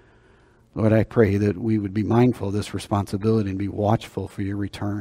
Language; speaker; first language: English; native; English